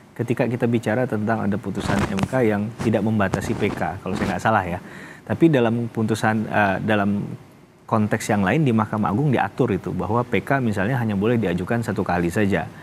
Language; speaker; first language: Indonesian; native; Indonesian